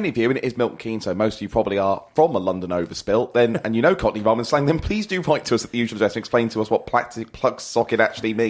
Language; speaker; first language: English; native; English